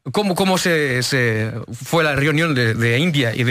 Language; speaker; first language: Spanish; non-native, fluent; Portuguese